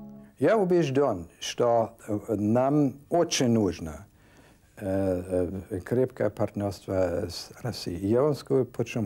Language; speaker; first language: Russian; non-native, fluent; German